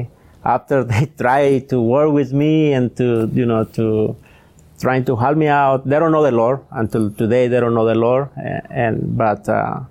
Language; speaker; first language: English; non-native, learner; Spanish